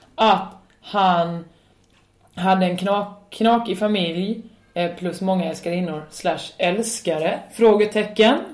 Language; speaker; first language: Swedish; native; Swedish